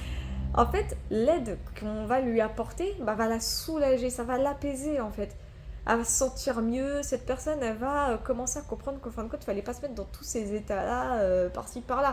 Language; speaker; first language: French; native; French